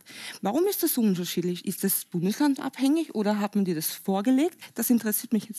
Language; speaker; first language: German; native; German